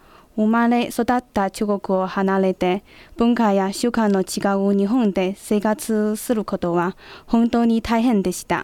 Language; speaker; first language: Japanese; non-native, fluent; Chinese